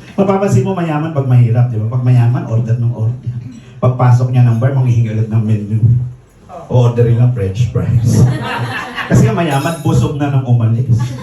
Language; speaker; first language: Filipino; native; Filipino